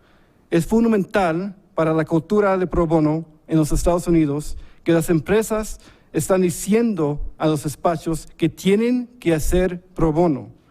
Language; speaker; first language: Spanish; early bilingual, heritage; English